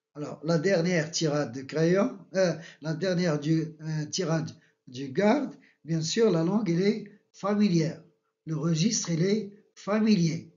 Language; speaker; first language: French; non-native, local second language; Arabic